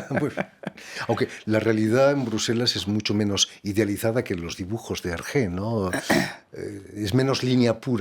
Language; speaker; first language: Spanish; native; Spanish